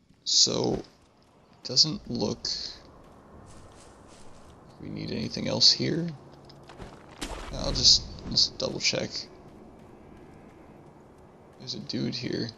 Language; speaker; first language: English; native; English